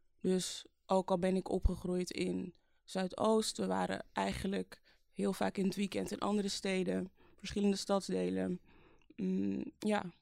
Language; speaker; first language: Dutch; early bilingual, other home language; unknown